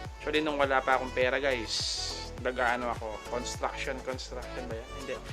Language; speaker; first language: Filipino; non-native, local second language; Pampanga